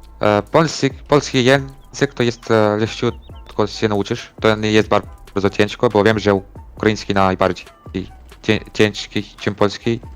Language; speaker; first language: Polish; non-native, learner; Ukrainian